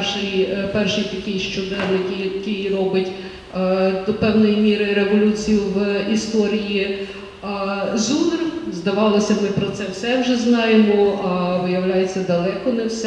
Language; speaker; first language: Ukrainian; native; Ukrainian